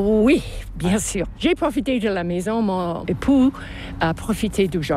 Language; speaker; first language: French; non-native, local second language; English